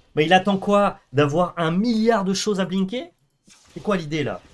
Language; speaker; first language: French; native; French